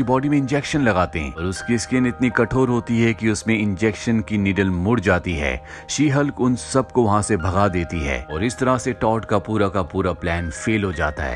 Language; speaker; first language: Hindi; native; Hindi